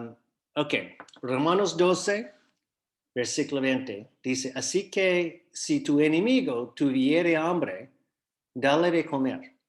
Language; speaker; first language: Spanish; non-native, fluent; English